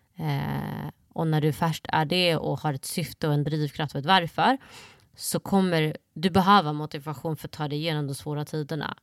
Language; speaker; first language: Swedish; early bilingual, other home language; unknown